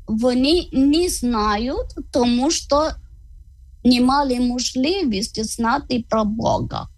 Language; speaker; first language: Ukrainian; non-native, learner; Malayalam